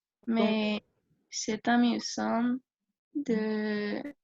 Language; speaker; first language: French; non-native, learner; Spanish